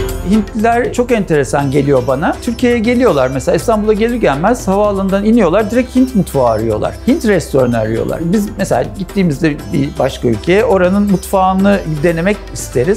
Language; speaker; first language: Turkish; native; Turkish